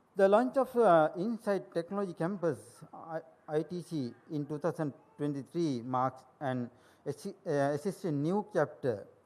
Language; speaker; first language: English; non-native, local second language; Sinhala